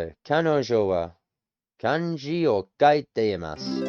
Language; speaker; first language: Japanese; non-native, learner; English